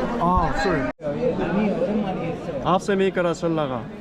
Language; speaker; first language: Korean; native; Korean